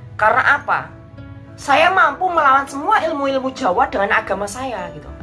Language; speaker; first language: Indonesian; non-native, local second language; Javanese